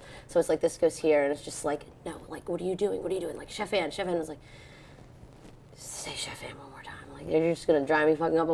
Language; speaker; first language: English; native; English